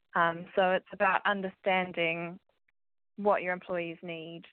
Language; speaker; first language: English; native; English